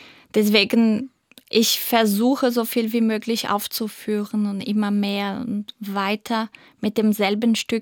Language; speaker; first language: German; non-native, fluent; Portuguese